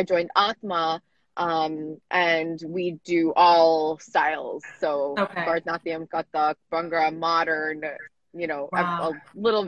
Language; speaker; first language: English; native; English